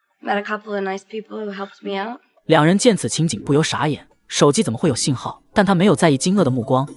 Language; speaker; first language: Chinese; native; Chinese